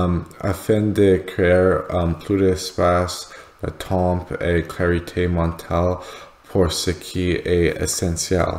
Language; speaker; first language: French; non-native, learner; English